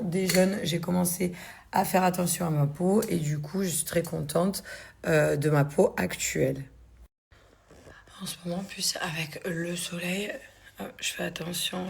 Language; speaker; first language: French; native; French